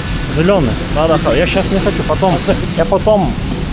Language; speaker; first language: Russian; non-native, learner; Lithuanian